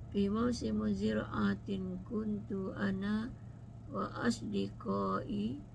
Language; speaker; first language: Arabic; non-native, learner; Malay